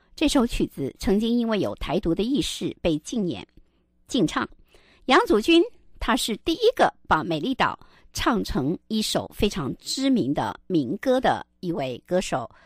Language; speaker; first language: Chinese; native; Chinese